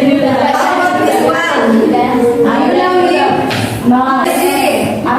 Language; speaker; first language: English; non-native, learner; Indonesian